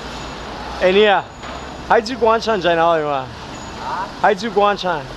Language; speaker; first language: Chinese; non-native, learner; English